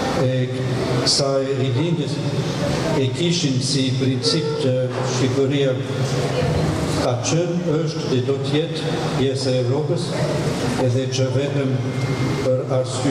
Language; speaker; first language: Albanian; non-native, fluent; French